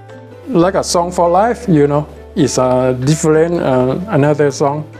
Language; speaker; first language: English; non-native, learner; Thai